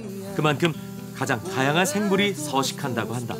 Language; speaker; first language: Korean; native; Korean